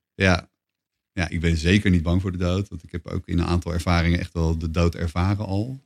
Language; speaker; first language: Dutch; native; Dutch